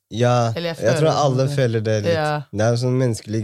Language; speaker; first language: Norwegian; early bilingual, other home language; Somali